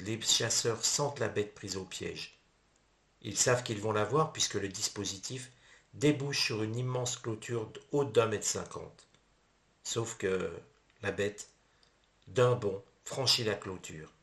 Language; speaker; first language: French; native; French